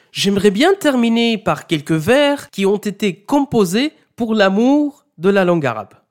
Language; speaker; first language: French; non-native, fluent; Arabic